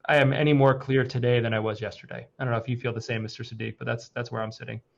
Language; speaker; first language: English; native; English